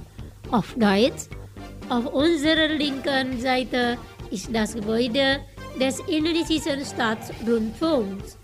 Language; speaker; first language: German; non-native, fluent; Indonesian